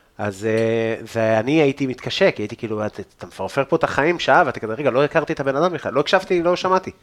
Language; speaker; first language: Hebrew; native; Hebrew